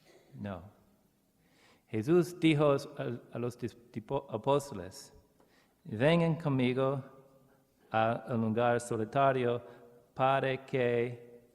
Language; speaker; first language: Spanish; non-native, learner; English